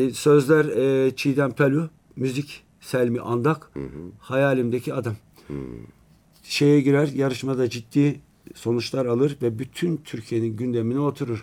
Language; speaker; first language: Turkish; native; Turkish